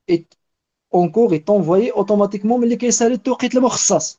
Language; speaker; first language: French; non-native, local second language; Arabic